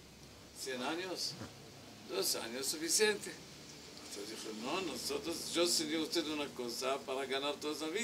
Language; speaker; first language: Spanish; non-native, learner; Hebrew